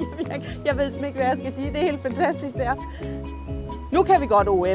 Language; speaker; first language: Danish; native; Danish